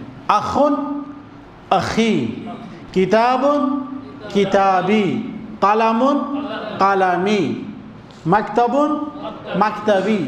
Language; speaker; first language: Arabic; non-native, fluent; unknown